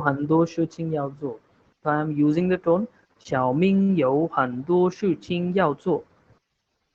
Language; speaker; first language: Chinese; non-native, fluent; Hindi